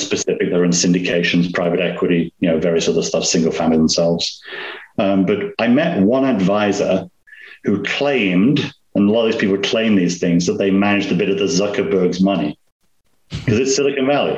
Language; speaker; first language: English; native; English